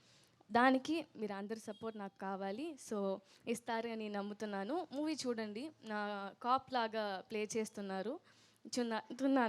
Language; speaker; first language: Telugu; non-native, learner; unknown